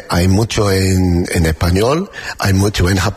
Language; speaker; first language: Spanish; non-native, learner; English